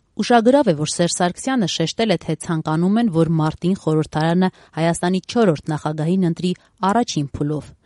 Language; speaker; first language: Armenian; native; Armenian